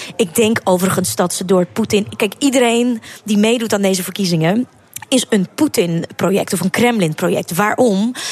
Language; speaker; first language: Dutch; early bilingual, other home language; Russian